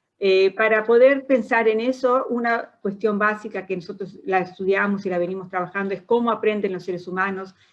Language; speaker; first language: Spanish; non-native, fluent; Portuguese